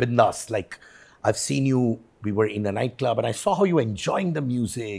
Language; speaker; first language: English; non-native, local second language; Hindi